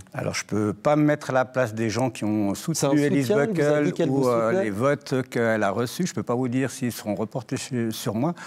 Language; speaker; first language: French; native; French